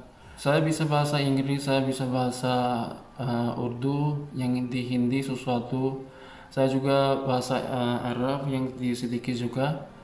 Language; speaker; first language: Indonesian; non-native, learner; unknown